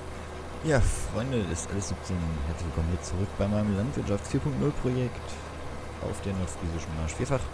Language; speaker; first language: German; native; German